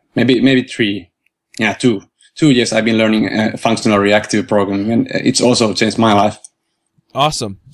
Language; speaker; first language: English; non-native, fluent; Finnish